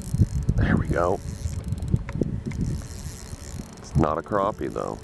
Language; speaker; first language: English; native; English